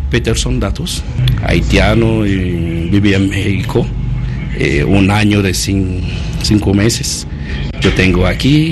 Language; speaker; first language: Spanish; non-native, learner; Haitian Creole